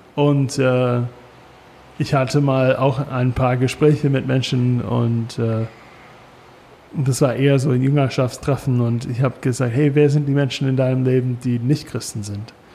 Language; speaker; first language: German; non-native, learner; English